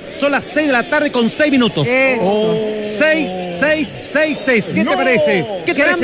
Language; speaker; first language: Spanish; native; Spanish